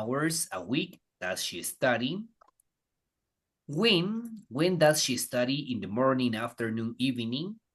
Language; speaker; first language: English; non-native, fluent; Spanish